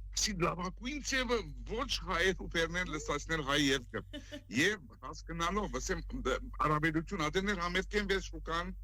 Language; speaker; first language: Armenian; native; Armenian